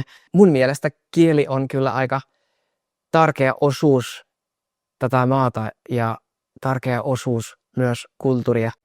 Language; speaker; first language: Finnish; non-native, fluent; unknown